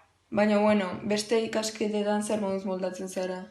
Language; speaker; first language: Basque; non-native, local second language; Spanish